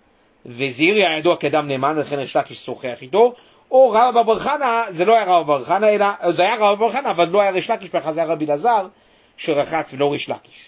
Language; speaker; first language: Hebrew; native; Hebrew